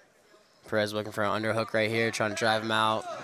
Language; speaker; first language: English; native; English